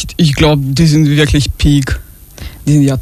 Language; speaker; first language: German; early bilingual, other home language; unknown